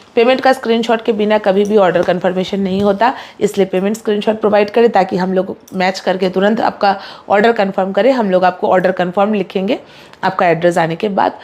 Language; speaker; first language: Hindi; non-native, local second language; Bangla